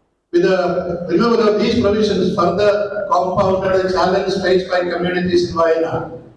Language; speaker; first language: English; non-native, local second language; Malayalam